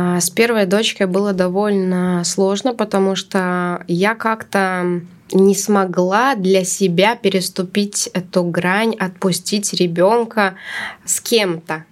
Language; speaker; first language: Russian; non-native, local second language; Latvian